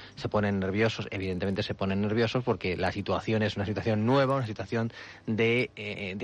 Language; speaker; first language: Spanish; native; Spanish